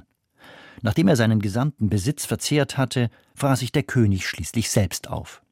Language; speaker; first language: German; native; German